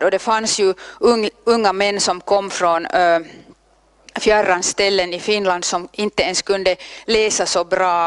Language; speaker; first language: Swedish; non-native, local second language; Finnish